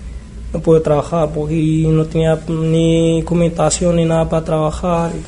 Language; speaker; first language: Spanish; non-native, learner; Arabic